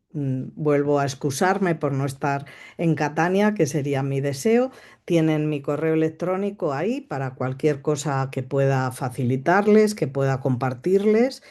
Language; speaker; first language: Spanish; native; Spanish